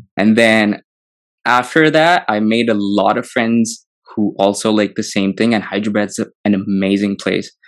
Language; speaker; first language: English; non-native, local second language; Telugu